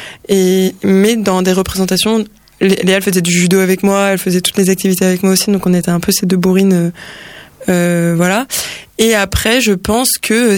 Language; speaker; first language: French; native; French